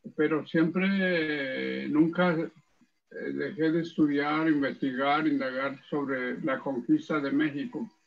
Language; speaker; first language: Spanish; early bilingual, heritage; Spanish